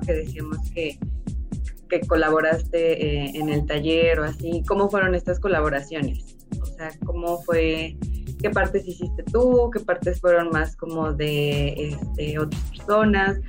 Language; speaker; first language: Spanish; native; Spanish